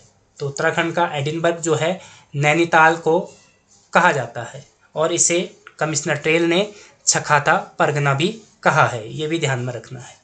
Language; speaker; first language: Hindi; native; Hindi